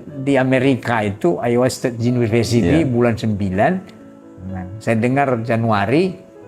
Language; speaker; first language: Indonesian; non-native, local second language; Nias